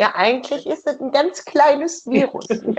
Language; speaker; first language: German; native; German